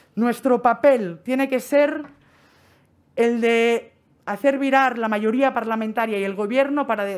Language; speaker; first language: Spanish; non-native, local second language; Catalan